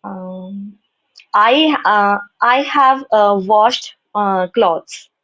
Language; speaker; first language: English; non-native, learner; Hindi